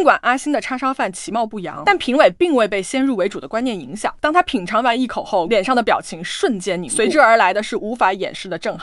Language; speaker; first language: Chinese; native; Chinese